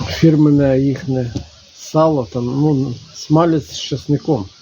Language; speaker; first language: Russian; non-native, local second language; Ukrainian